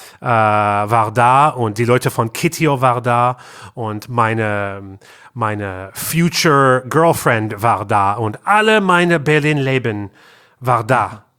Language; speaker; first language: German; non-native, learner; English